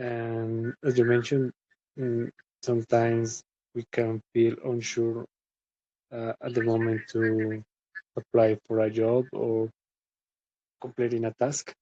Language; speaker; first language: English; non-native, learner; Spanish